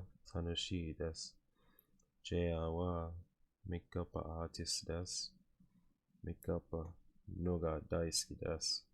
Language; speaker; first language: Japanese; non-native, learner; English